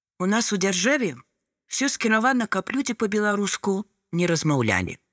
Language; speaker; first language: Belarusian; non-native, local second language; Russian